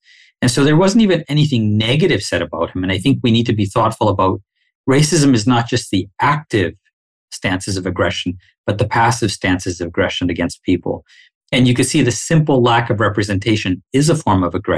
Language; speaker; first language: English; non-native, local second language; Swahili